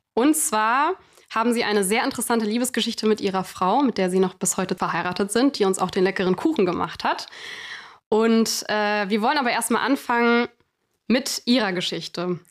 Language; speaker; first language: German; native; German